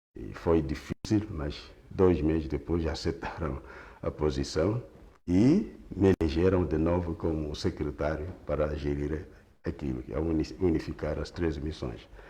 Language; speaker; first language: Portuguese; non-native, local second language; Kongo